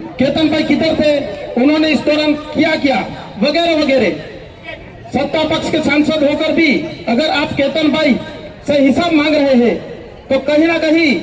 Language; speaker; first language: Hindi; non-native, local second language; Gujarati